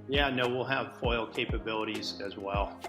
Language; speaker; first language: English; native; English